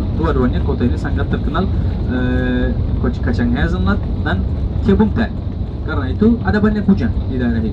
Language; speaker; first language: Indonesian; non-native, fluent; Turkish